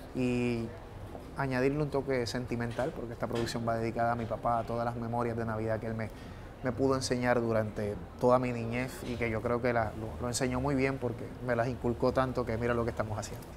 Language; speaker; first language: Spanish; native; Spanish